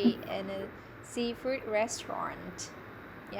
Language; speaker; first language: English; non-native, fluent; Vietnamese